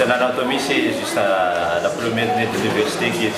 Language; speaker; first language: French; non-native, local second language; Malagasy